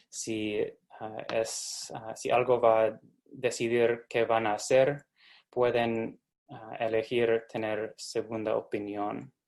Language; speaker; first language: Spanish; non-native, fluent; English